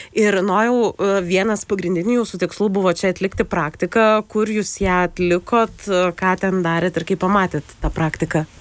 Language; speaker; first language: Lithuanian; native; Lithuanian